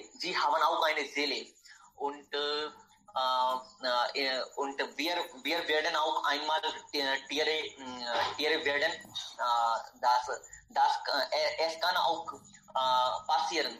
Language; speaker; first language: German; non-native, learner; Hindi